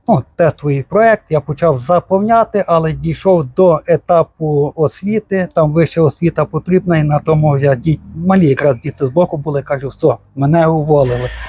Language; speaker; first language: Ukrainian; native; Ukrainian